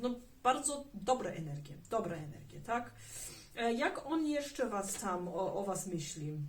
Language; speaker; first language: Polish; early bilingual, heritage; German